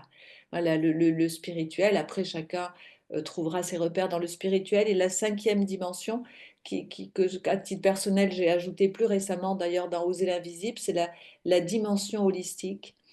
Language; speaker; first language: French; native; French